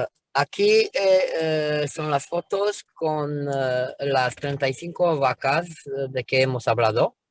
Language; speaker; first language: Spanish; non-native, fluent; Romanian